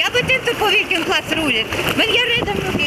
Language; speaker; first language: Swedish; non-native, learner; Russian